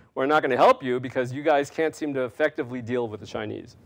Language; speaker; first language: English; native; English